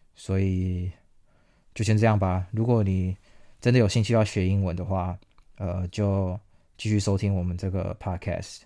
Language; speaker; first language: Chinese; native; Chinese